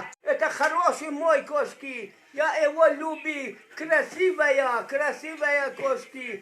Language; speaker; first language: Russian; non-native, learner; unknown